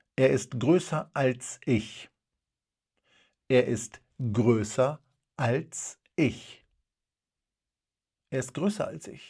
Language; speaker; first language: German; non-native, fluent; Polish